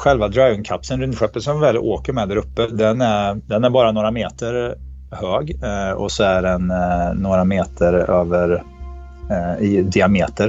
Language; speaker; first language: Swedish; native; Swedish